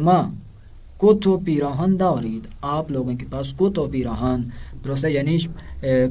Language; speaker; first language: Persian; non-native, fluent; Urdu